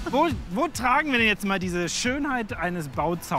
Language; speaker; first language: German; native; German